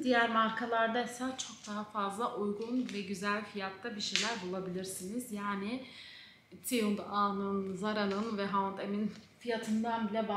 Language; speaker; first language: Turkish; native; Turkish